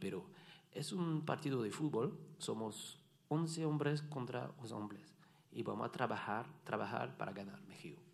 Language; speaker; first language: Spanish; non-native, learner; French